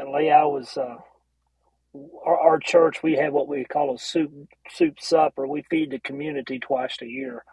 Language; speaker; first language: English; native; English